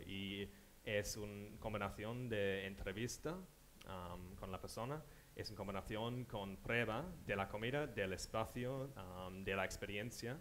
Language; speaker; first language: Spanish; non-native, fluent; English